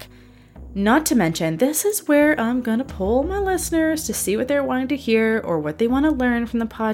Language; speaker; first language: English; native; English